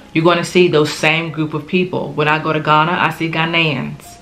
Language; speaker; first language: English; native; English